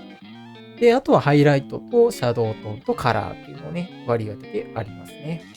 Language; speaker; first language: Japanese; native; Japanese